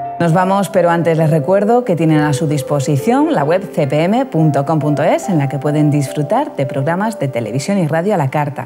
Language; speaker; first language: Spanish; native; Spanish